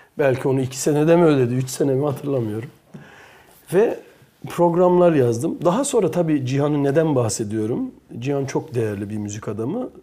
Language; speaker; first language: Turkish; early bilingual, heritage; Turkish